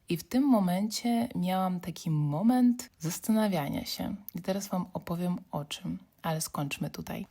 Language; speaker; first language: Polish; non-native, fluent; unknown